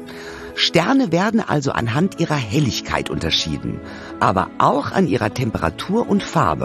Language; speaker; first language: German; native; German